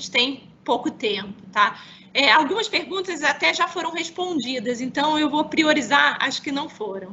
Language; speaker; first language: Portuguese; native; Portuguese